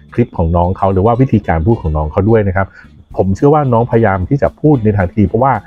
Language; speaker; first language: Thai; native; Thai